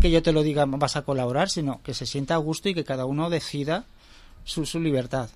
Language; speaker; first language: Spanish; native; Spanish